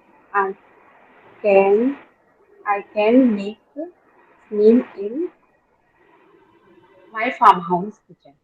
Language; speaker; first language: English; non-native, learner; Hindi